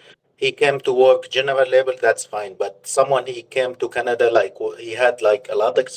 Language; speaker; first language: English; non-native, learner; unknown